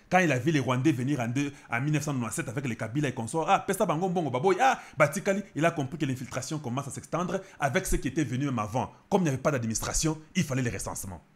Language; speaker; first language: French; non-native, local second language; Lingala